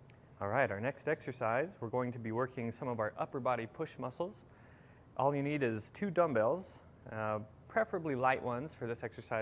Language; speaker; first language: English; native; English